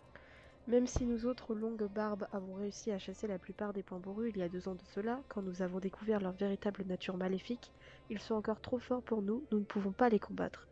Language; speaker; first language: French; native; French